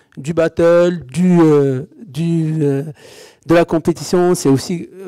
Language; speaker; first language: French; native; French